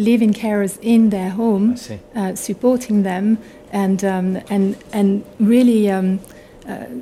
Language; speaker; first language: English; non-native, fluent; French